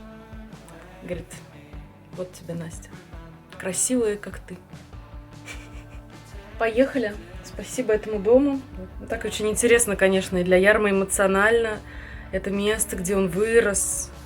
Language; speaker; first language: Russian; native; Russian